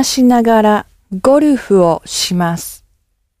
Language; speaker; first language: Japanese; non-native, learner; English